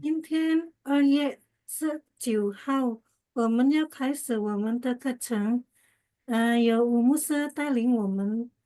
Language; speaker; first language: Chinese; non-native, learner; Indonesian